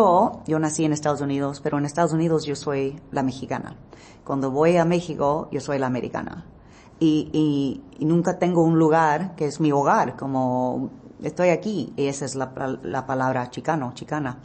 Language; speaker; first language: Spanish; early bilingual, heritage; English